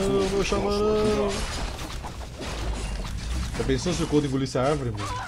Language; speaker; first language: Portuguese; native; Portuguese